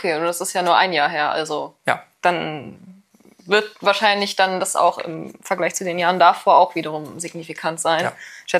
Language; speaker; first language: German; native; German